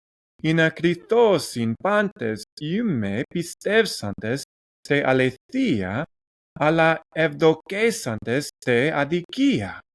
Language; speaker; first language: Greek; non-native, learner; English